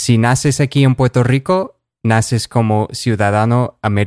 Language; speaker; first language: Spanish; non-native, fluent; English